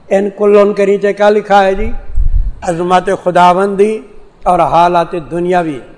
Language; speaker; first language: Urdu; non-native, local second language; Saraiki